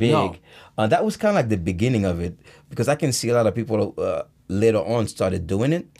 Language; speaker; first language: English; early bilingual, other home language; Haitian Creole